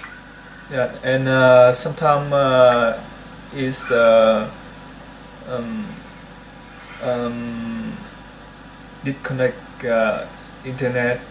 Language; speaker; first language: English; non-native, learner; Vietnamese